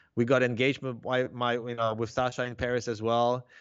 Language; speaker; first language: English; non-native, fluent; Polish